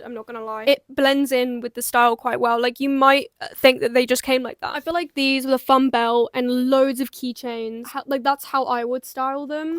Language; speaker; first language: English; native; English